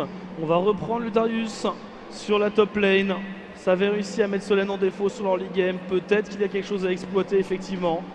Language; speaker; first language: French; native; French